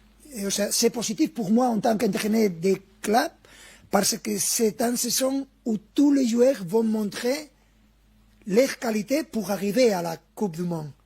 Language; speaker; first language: French; non-native, fluent; Spanish